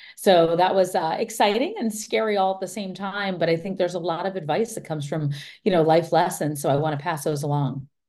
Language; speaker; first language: English; native; English